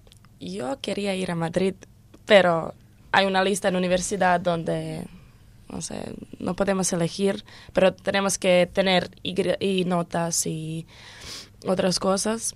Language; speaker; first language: Spanish; non-native, learner; Croatian